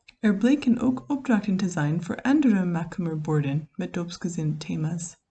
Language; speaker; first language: Dutch; non-native, fluent; English